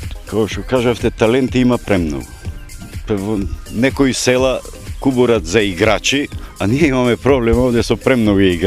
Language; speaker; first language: Macedonian; native; Macedonian